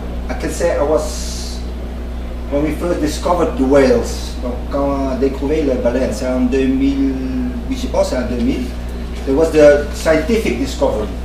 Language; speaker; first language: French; non-native, fluent; English